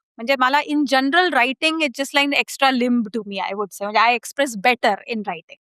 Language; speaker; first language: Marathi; early bilingual, heritage; Marathi